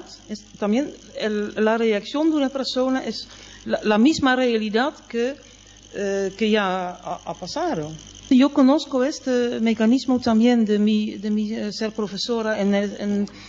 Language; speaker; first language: Spanish; non-native, fluent; Dutch